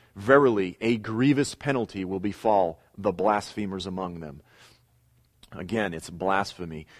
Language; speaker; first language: English; native; English